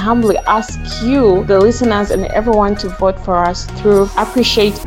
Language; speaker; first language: English; non-native, local second language; Kinyarwanda